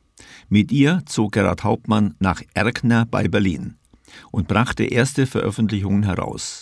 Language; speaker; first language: German; native; German